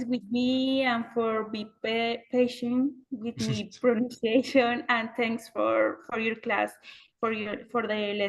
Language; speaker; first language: English; non-native, learner; Spanish